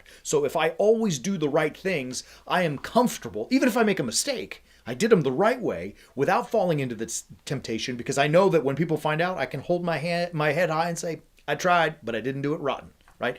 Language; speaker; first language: English; native; English